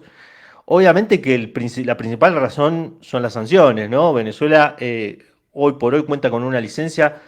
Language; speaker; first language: Spanish; native; Spanish